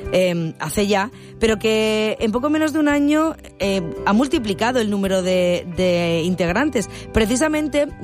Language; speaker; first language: Spanish; native; Spanish